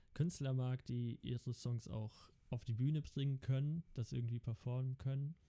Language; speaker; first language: German; early bilingual, other home language; Dutch